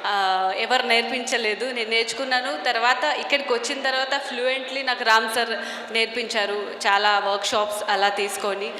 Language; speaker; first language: Telugu; non-native, fluent; Marathi